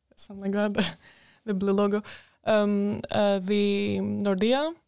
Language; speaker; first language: English; non-native, fluent; Greek